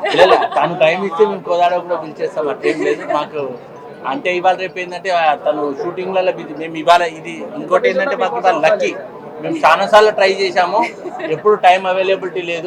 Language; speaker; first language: Telugu; native; Telugu